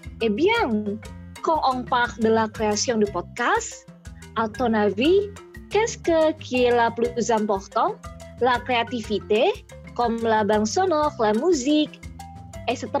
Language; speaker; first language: French; non-native, learner; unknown